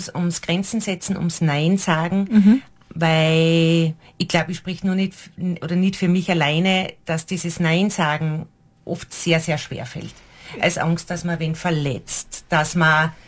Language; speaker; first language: German; native; German